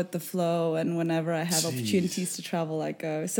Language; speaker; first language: English; non-native, local second language; Japanese